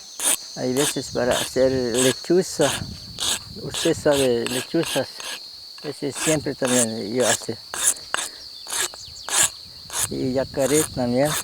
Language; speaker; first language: Spanish; non-native, local second language; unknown